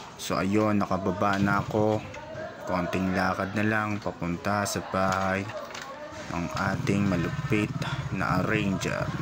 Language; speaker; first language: Filipino; non-native, local second language; Bikol